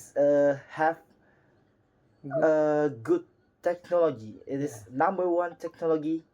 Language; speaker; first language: English; non-native, learner; Indonesian